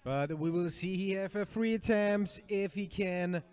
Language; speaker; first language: English; non-native, fluent; German